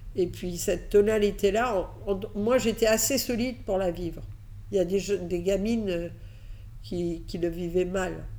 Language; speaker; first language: French; early bilingual, other home language; Catalan